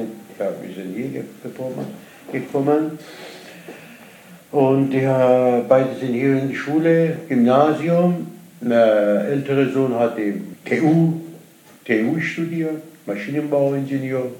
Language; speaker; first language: German; non-native, learner; Persian